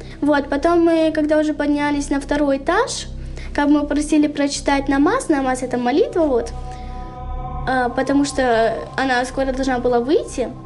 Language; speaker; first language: Russian; native; Russian